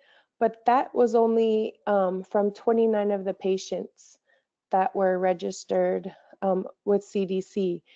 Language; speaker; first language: English; native; English